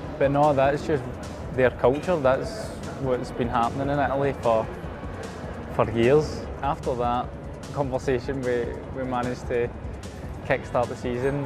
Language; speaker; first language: English; native; English